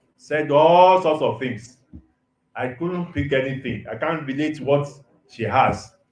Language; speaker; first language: English; non-native, local second language; Yoruba